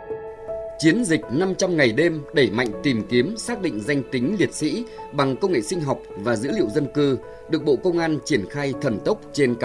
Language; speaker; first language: Vietnamese; native; Vietnamese